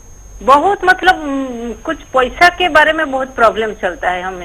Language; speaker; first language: Hindi; non-native, local second language; Odia